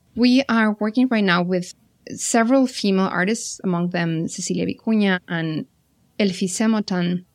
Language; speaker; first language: English; non-native, fluent; Spanish